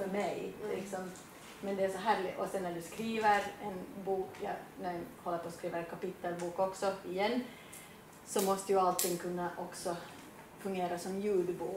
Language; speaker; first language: Swedish; native; Swedish